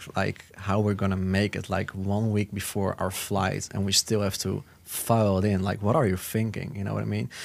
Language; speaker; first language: English; non-native, fluent; Dutch